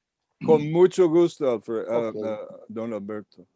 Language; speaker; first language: Spanish; non-native, fluent; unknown